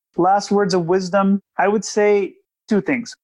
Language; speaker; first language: English; native; English